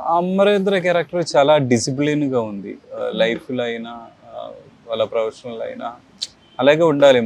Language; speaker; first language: Telugu; non-native, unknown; Malayalam